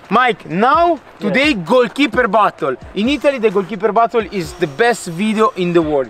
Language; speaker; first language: English; non-native, learner; Italian